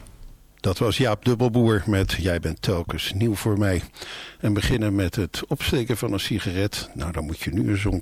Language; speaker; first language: Dutch; native; Dutch